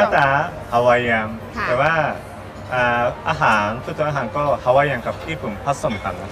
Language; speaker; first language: Thai; non-native, learner; Japanese